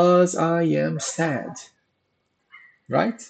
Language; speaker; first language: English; non-native, fluent; Portuguese